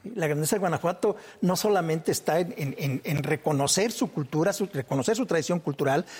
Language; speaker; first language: Spanish; native; Spanish